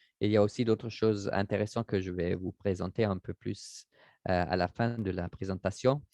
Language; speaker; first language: French; non-native, learner; German